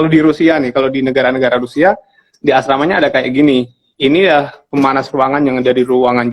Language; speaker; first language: Indonesian; non-native, local second language; Javanese